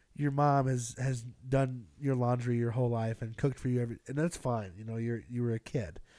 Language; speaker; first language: English; native; English